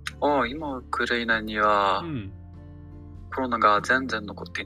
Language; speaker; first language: Japanese; non-native, learner; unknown